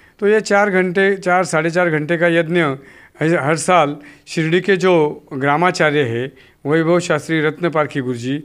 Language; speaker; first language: Hindi; non-native, local second language; Marathi